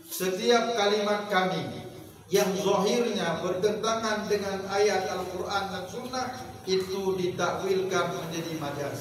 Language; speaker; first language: Indonesian; non-native, local second language; Achinese